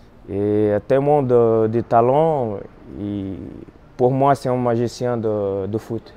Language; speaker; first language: French; non-native, fluent; Portuguese